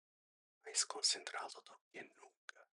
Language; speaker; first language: Portuguese; non-native, learner; English